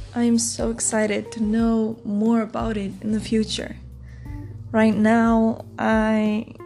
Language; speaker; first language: English; non-native, fluent; Icelandic